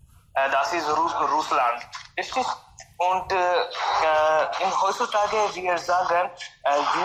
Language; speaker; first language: German; non-native, learner; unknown